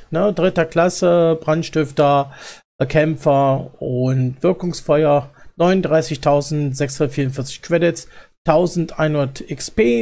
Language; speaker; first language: German; native; German